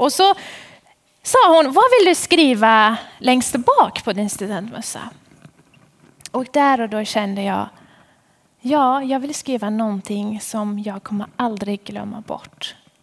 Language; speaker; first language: Swedish; non-native, fluent; Persian